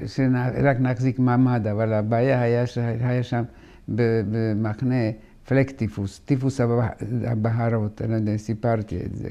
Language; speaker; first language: Hebrew; non-native, fluent; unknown